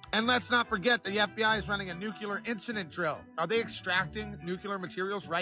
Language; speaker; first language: English; native; English